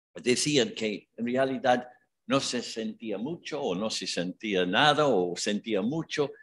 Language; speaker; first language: Spanish; non-native, fluent; English